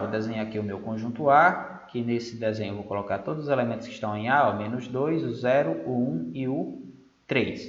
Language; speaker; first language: Portuguese; native; Portuguese